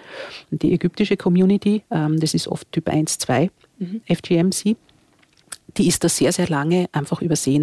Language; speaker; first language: German; native; German